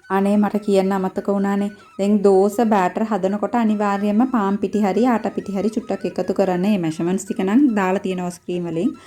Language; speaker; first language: Sinhala; non-native, local second language; Tamil